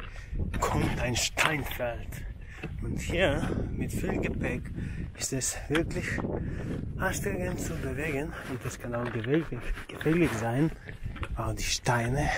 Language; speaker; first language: German; non-native, fluent; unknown